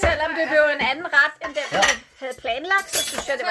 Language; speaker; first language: Danish; native; Danish